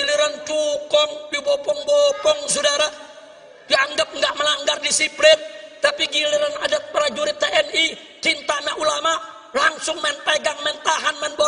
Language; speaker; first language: Indonesian; native; Indonesian